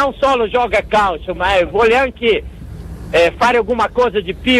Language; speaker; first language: Italian; non-native, fluent; Portuguese